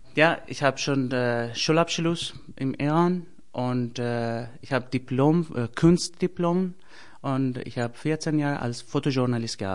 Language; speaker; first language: German; non-native, learner; Persian